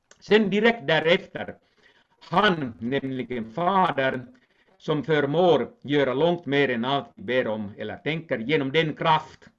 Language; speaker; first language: Swedish; non-native, local second language; Finnish